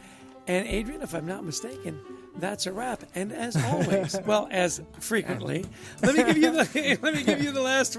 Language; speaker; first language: English; native; English